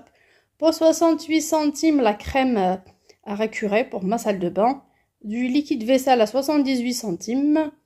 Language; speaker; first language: French; native; French